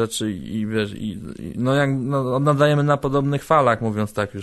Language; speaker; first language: Polish; native; Polish